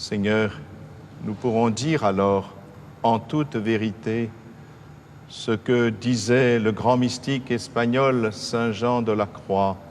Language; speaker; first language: French; native; French